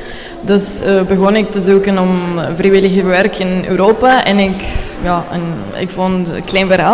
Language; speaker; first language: Dutch; non-native, learner; Spanish